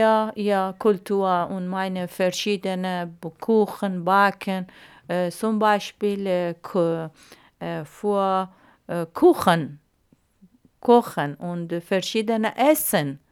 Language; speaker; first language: German; non-native, learner; Arabic